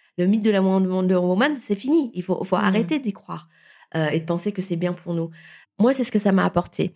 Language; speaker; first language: French; early bilingual, other home language; Vietnamese